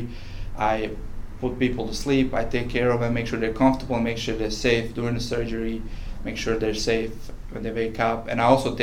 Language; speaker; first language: English; non-native, fluent; Bosnian